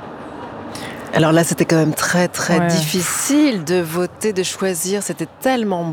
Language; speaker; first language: French; native; French